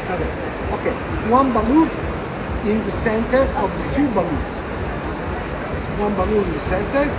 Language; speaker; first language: English; non-native, learner; Italian